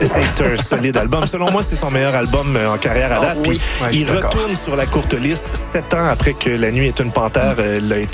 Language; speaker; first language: French; native; French